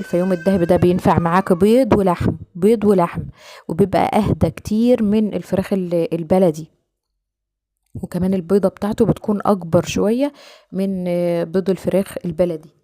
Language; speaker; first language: Arabic; native; Arabic